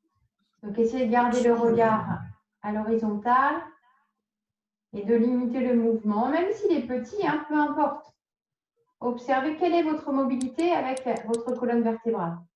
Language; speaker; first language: French; native; French